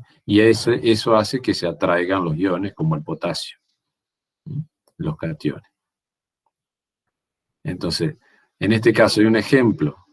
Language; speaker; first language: Spanish; native; Spanish